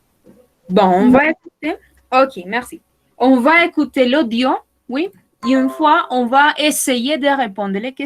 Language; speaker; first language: French; non-native, fluent; Spanish